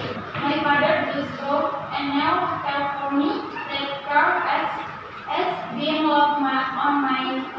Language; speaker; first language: English; non-native, learner; Indonesian